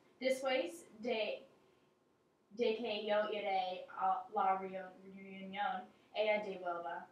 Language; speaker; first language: Spanish; non-native, learner; English